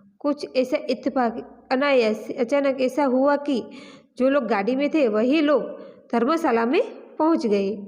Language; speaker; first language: Hindi; non-native, local second language; Gujarati